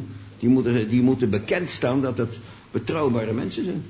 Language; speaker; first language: Dutch; native; Dutch